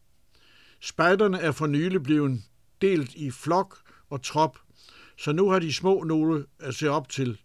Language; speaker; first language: Danish; native; Danish